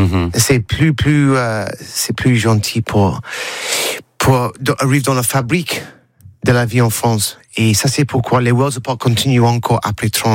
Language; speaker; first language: French; non-native, learner; English